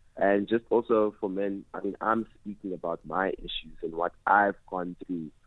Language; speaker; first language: English; non-native, local second language; Xhosa